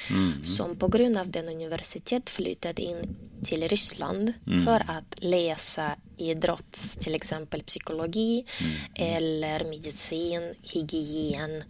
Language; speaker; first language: Swedish; non-native, learner; Russian